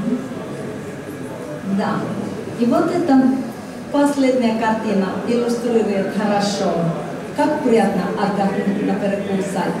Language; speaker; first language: Russian; non-native, fluent; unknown